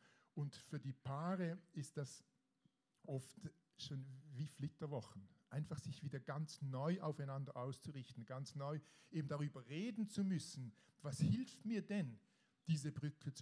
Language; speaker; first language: German; native; German